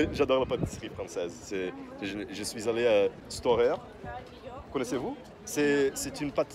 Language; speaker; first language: French; non-native, fluent; Portuguese